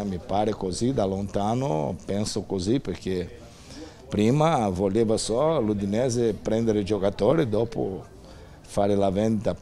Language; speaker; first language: Italian; non-native, fluent; Portuguese